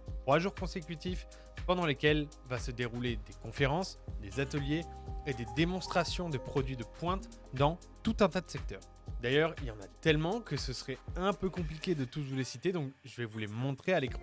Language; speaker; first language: French; native; French